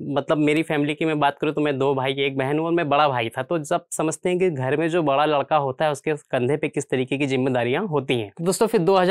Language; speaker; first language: Hindi; native; Hindi